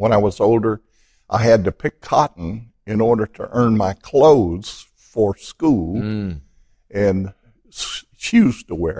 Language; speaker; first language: English; native; English